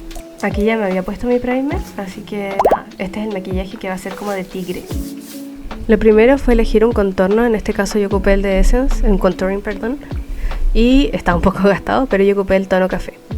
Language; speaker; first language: Spanish; native; Spanish